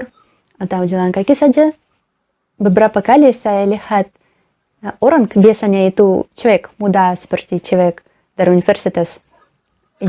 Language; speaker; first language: Indonesian; non-native, learner; Russian